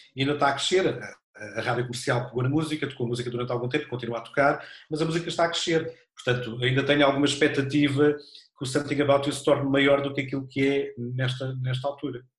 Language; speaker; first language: Portuguese; native; Portuguese